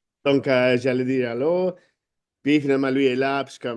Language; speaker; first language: French; non-native, fluent; Spanish